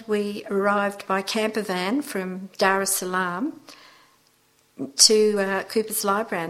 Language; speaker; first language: English; native; English